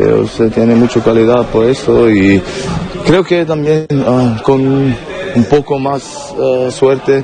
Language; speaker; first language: Spanish; non-native, learner; German